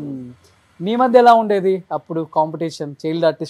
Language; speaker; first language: Telugu; native; Telugu